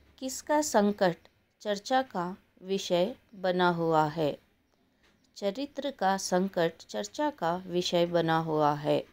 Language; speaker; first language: Hindi; non-native, local second language; Kannada